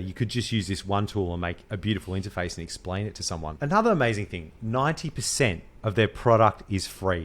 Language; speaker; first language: English; native; English